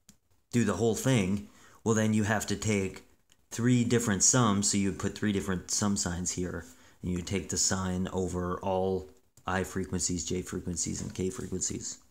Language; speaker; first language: English; native; English